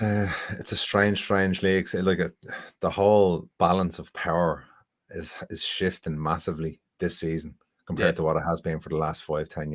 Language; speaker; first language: English; native; English